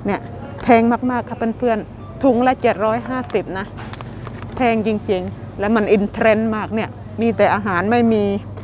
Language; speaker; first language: Thai; native; Thai